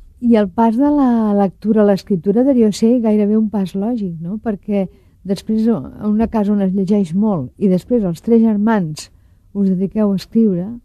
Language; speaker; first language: Catalan; native; Catalan